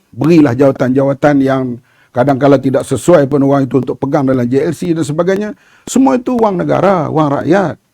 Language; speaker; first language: Malay; native; Malay